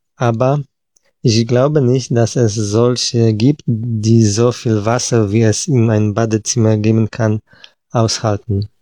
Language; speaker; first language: German; non-native, fluent; Polish